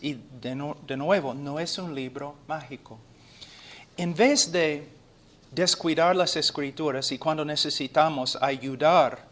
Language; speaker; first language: Spanish; non-native, fluent; English